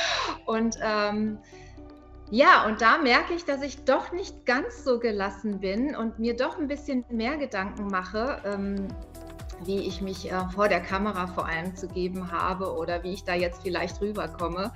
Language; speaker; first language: German; native; German